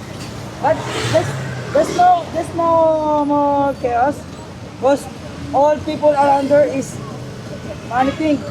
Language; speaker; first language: English; non-native, local second language; Filipino